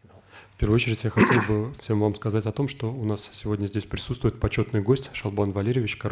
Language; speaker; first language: Russian; native; Russian